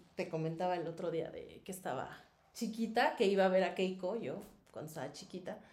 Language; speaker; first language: Spanish; native; Spanish